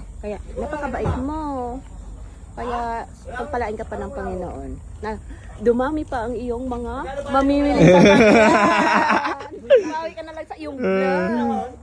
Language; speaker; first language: Filipino; non-native, local second language; Cebuano